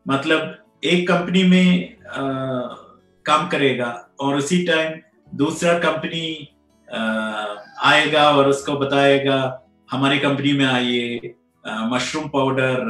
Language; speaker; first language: Hindi; non-native, local second language; Malayalam